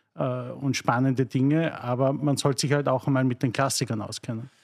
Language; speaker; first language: German; native; German